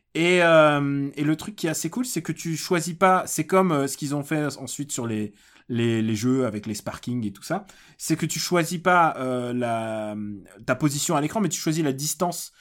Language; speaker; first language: French; early bilingual, other home language; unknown